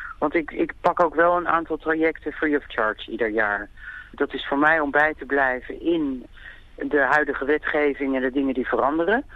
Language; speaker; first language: Dutch; native; Dutch